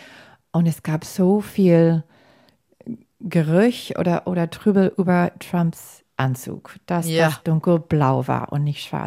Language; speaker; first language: German; non-native, fluent; English